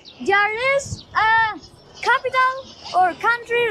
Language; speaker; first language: English; non-native, learner; Persian